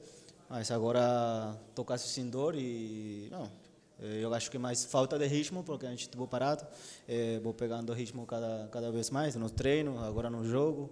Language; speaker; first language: Portuguese; non-native, fluent; Spanish